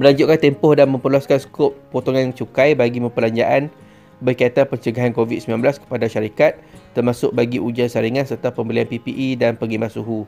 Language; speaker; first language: Malay; native; Malay